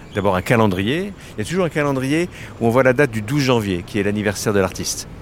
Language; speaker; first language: French; native; French